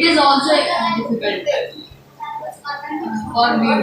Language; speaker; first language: English; non-native, learner; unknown